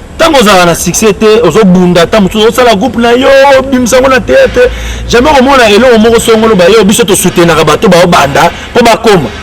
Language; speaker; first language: Lingala; native; Lingala